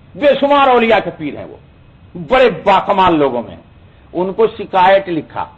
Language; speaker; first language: Urdu; non-native, local second language; Bhojpuri